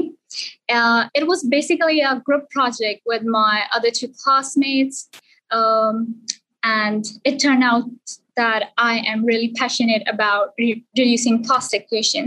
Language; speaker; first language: English; non-native, local second language; Punjabi